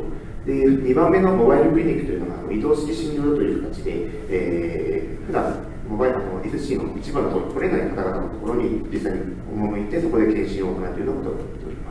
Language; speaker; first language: Japanese; native; Japanese